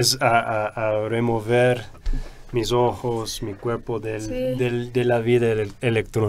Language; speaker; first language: Spanish; non-native, fluent; English